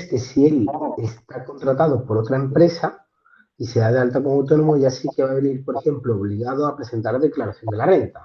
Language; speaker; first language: Spanish; native; Spanish